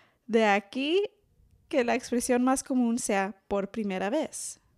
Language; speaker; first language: Spanish; early bilingual, heritage; Spanish